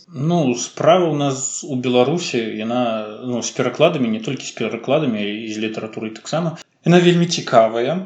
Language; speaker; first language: Belarusian; native; Belarusian